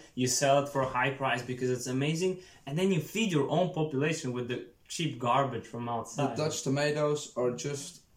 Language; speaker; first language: English; non-native, fluent; Dutch